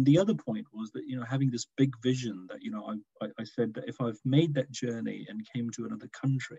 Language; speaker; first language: English; non-native, local second language; Urdu